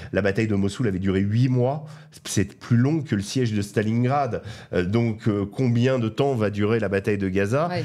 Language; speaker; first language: French; native; French